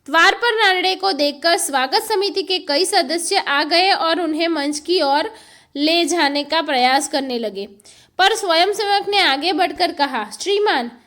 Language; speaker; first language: Hindi; non-native, local second language; Gujarati